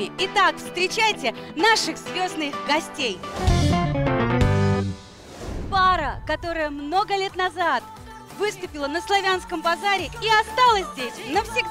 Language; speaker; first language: Russian; native; Russian